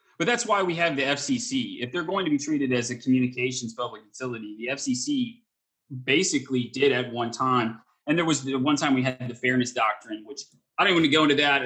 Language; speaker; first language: English; native; English